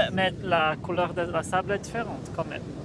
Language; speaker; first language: French; non-native, fluent; Portuguese